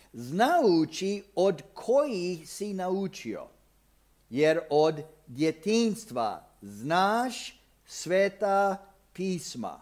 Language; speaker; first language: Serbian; non-native, fluent; English